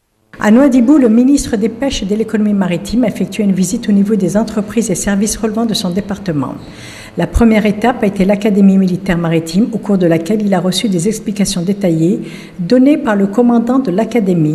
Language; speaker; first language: French; non-native, local second language; Arabic